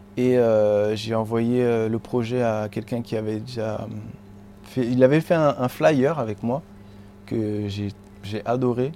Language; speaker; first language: French; native; French